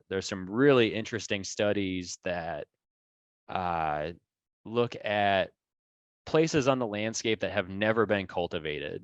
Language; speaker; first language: English; native; English